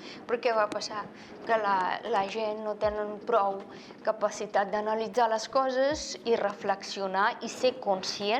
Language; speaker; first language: Catalan; non-native, fluent; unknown